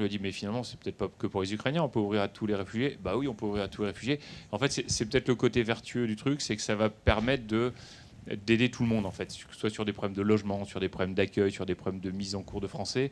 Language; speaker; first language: French; native; French